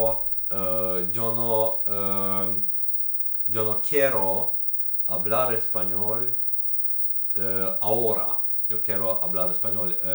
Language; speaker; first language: Spanish; non-native, learner; Ukrainian